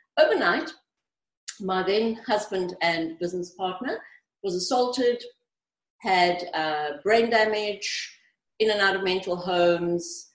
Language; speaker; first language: English; early bilingual, other home language; Greek